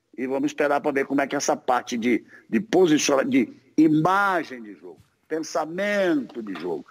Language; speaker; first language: Portuguese; native; Portuguese